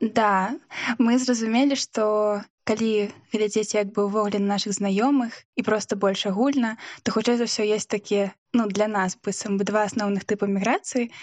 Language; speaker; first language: Belarusian; non-native, local second language; Russian